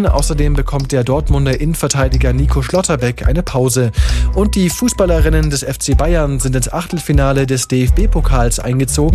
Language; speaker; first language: German; native; German